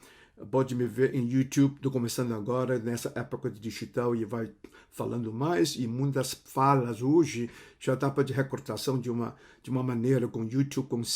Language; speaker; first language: Portuguese; non-native, fluent; Cantonese